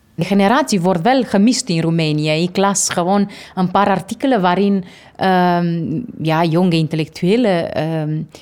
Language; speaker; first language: Dutch; non-native, fluent; Romanian